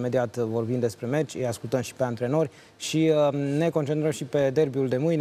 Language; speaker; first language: Romanian; native; Romanian